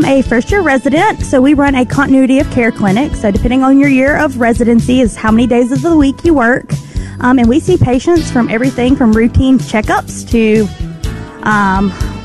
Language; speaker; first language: English; native; English